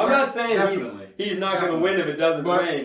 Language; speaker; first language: English; native; English